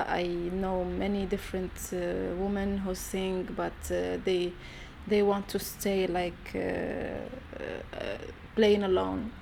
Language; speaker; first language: English; non-native, learner; Arabic